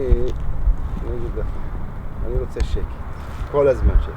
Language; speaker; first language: Hebrew; non-native, local second language; Arabic